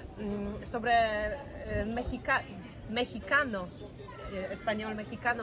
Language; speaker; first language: Spanish; non-native, fluent; Polish